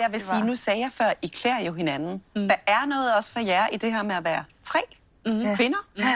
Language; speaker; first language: Danish; native; Danish